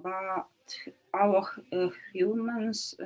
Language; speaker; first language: English; non-native, learner; Ukrainian